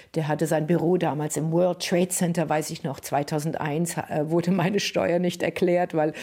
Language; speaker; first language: German; native; German